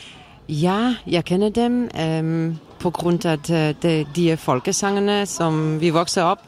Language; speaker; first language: Danish; non-native, fluent; Polish